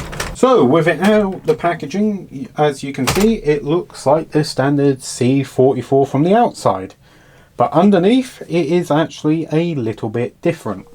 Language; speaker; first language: English; native; English